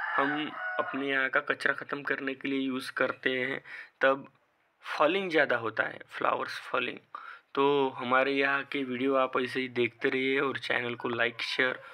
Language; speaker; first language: Hindi; non-native, local second language; Marathi